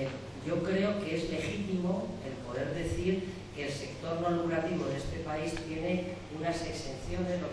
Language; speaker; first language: Spanish; native; Spanish